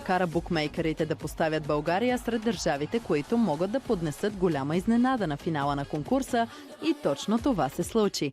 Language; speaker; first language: Bulgarian; native; Bulgarian